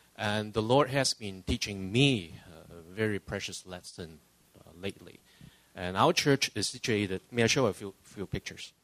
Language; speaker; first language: English; non-native, local second language; Cantonese